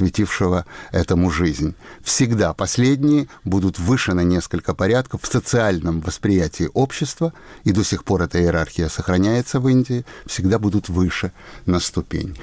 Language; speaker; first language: Russian; native; Russian